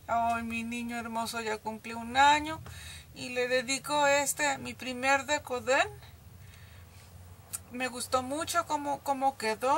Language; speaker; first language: Spanish; native; Spanish